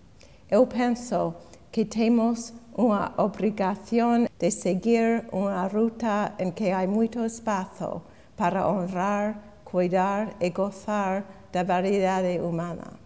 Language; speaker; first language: Galician; non-native, fluent; English